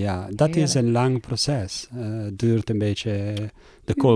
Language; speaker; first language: Dutch; non-native, learner; Italian